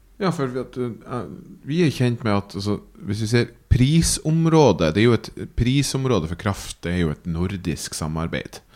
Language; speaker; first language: Norwegian; native; Norwegian